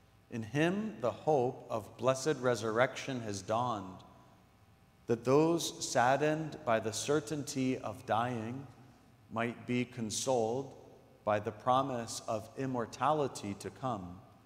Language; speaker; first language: English; native; English